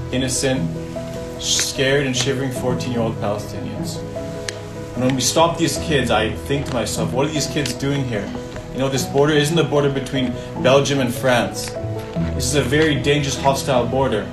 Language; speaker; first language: English; native; English